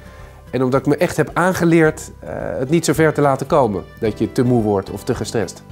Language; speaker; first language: Dutch; native; Dutch